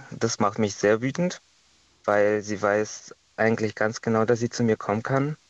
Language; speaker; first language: German; non-native, fluent; Estonian